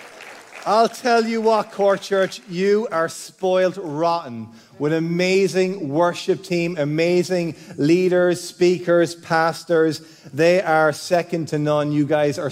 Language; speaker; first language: English; native; English